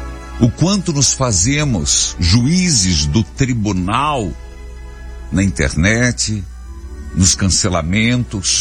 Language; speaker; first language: Portuguese; native; Portuguese